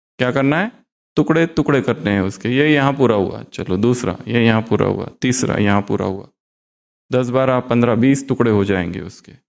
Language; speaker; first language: Hindi; native; Hindi